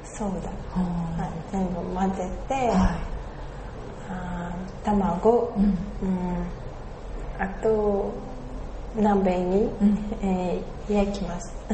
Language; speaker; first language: Japanese; non-native, learner; Russian